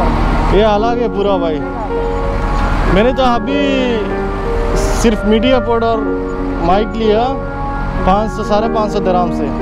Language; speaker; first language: Hindi; native; Hindi